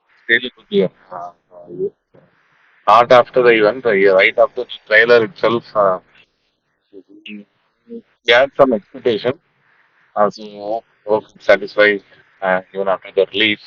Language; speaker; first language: English; non-native, local second language; Tamil